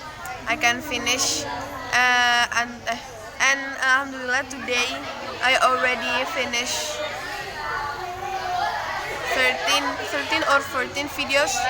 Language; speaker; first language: English; non-native, learner; Indonesian